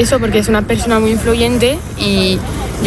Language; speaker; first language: Spanish; non-native, fluent; French